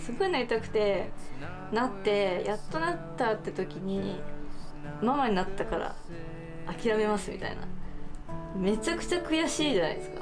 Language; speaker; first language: Japanese; native; Japanese